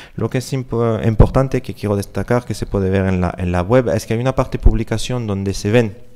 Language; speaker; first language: Spanish; non-native, fluent; French